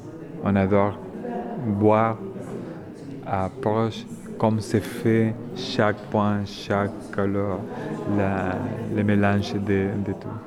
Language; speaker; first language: French; non-native, learner; Spanish